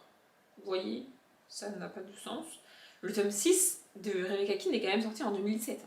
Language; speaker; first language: French; native; French